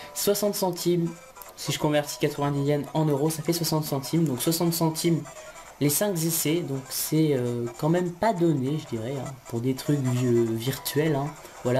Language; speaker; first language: French; native; French